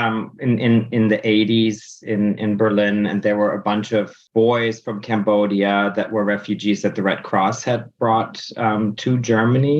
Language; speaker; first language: English; non-native, fluent; German